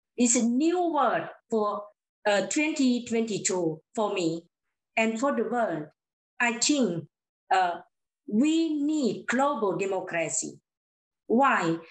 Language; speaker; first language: English; non-native, learner; Lao